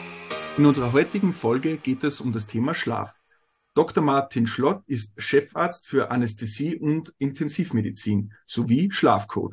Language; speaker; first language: German; native; German